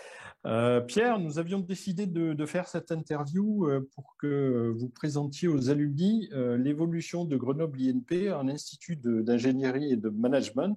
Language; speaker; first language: French; native; French